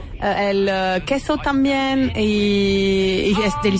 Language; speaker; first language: Spanish; non-native, fluent; French